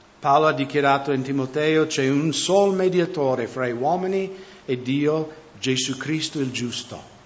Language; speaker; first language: Italian; non-native, fluent; English